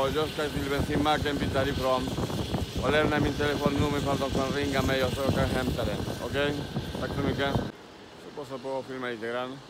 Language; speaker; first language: Swedish; non-native, learner; Spanish